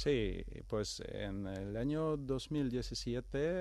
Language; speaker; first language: Spanish; non-native, fluent; Ukrainian